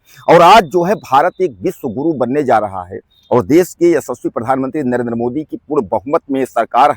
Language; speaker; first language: Hindi; native; Hindi